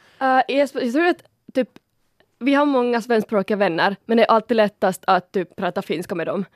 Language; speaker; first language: Swedish; non-native, local second language; Finnish